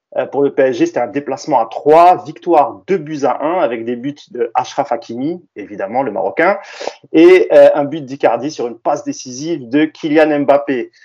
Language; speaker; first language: French; native; French